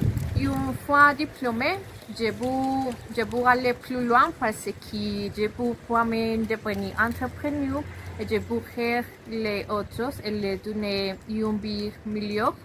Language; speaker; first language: French; non-native, learner; Spanish